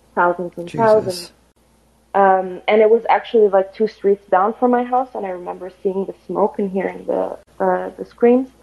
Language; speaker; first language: English; non-native, fluent; Arabic